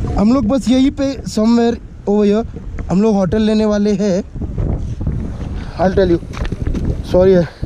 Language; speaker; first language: Hindi; non-native, local second language; Marathi